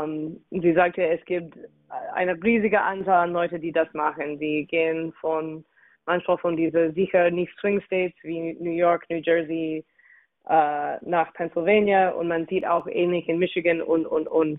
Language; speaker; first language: German; non-native, fluent; English